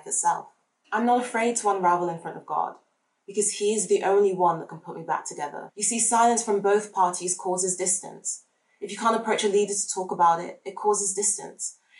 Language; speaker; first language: English; native; English